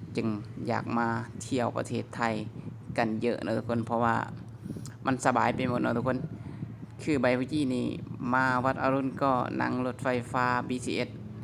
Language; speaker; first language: Thai; native; Thai